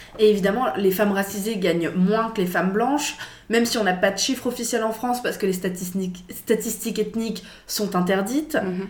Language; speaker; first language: French; native; French